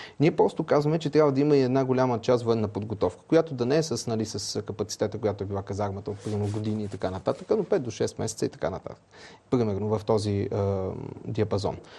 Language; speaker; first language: Bulgarian; native; Bulgarian